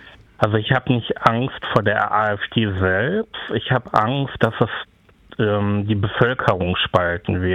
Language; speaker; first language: German; native; German